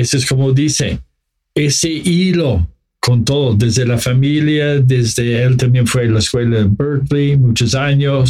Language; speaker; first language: Spanish; non-native, fluent; English